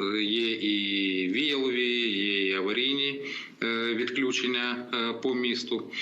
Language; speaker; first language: Ukrainian; native; Ukrainian